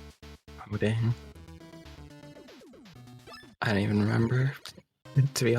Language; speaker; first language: English; native; English